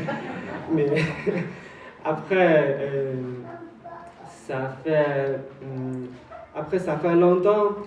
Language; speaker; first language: French; non-native, learner; Chinese